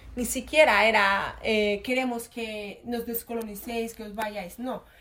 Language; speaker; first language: Spanish; early bilingual, other home language; Arabic